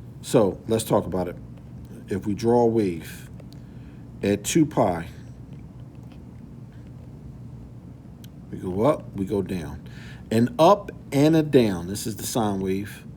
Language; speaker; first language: English; native; English